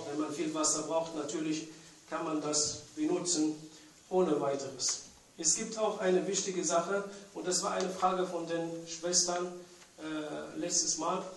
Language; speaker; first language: German; non-native, fluent; Arabic